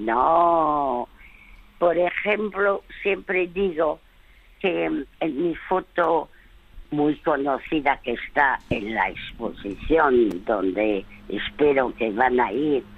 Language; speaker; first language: Spanish; early bilingual, other home language; French